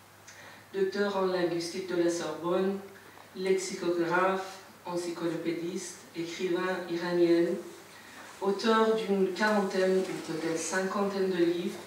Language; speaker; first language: French; non-native, fluent; Persian